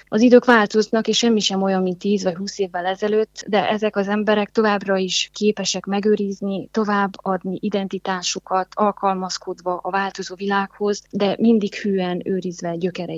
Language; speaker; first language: Hungarian; native; Hungarian